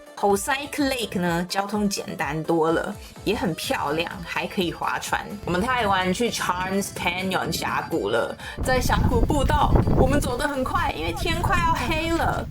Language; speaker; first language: Chinese; native; Chinese